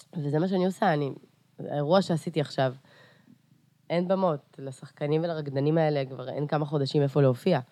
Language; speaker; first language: Hebrew; early bilingual, other home language; Russian